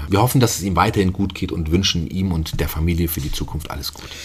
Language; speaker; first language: German; native; German